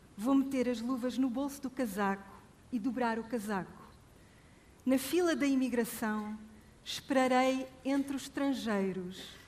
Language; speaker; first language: Portuguese; native; Portuguese